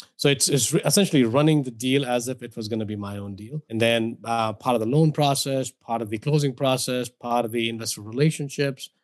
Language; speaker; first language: English; non-native, local second language; Hindi